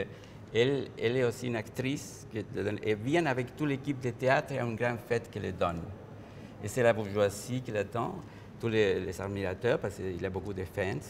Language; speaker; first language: French; non-native, fluent; Spanish